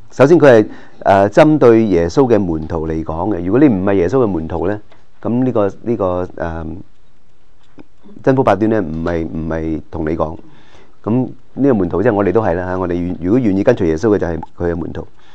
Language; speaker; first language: Cantonese; native; Cantonese